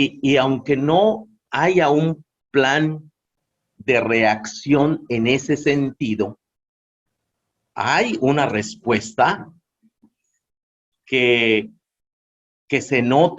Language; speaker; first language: Spanish; non-native, local second language; Yucateco